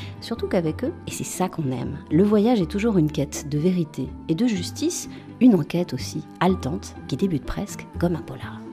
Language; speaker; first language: French; native; French